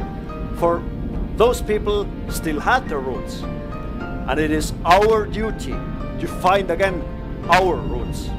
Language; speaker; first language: English; non-native, fluent; Estonian